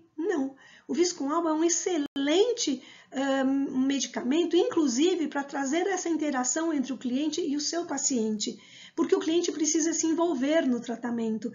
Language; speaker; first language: Portuguese; native; Portuguese